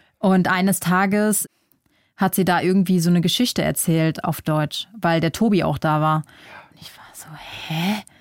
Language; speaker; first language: German; early bilingual, other home language; Vietnamese